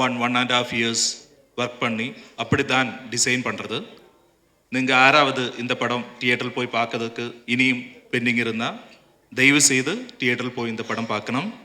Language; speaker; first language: Tamil; non-native, learner; Malayalam